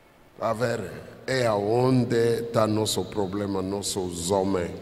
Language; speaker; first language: Portuguese; non-native, fluent; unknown